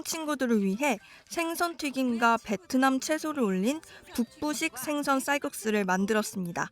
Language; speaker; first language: Korean; native; Korean